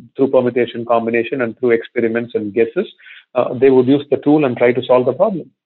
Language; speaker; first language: English; non-native, local second language; Tamil